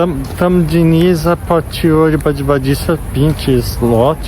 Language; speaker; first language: Polish; non-native, learner; Portuguese